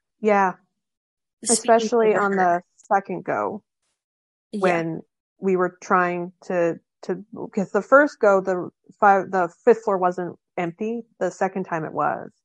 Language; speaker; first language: English; native; English